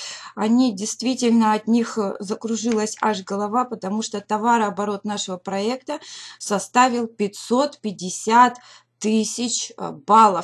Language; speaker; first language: Russian; native; Russian